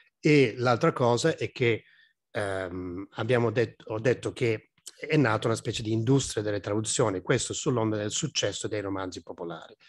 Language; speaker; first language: Italian; non-native, fluent; English